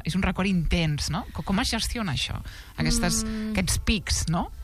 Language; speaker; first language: Catalan; native; Catalan